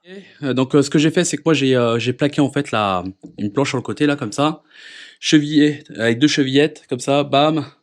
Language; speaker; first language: French; native; French